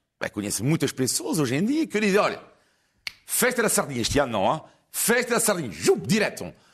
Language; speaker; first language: Portuguese; non-native, fluent; French